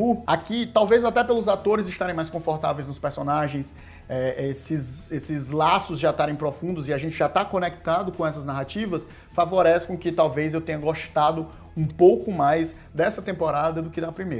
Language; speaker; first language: Portuguese; native; Portuguese